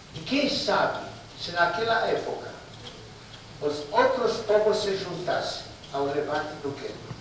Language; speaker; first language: Portuguese; non-native, fluent; Yiddish